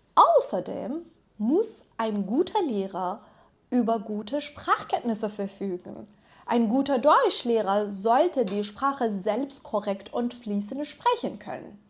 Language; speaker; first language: German; non-native, fluent; Persian